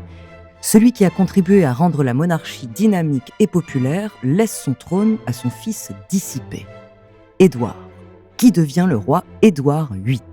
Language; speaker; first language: French; native; French